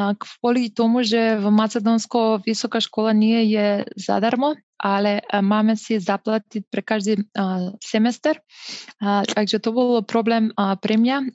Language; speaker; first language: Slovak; non-native, fluent; Macedonian